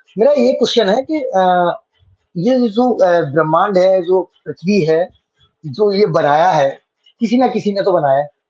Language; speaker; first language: Hindi; native; Hindi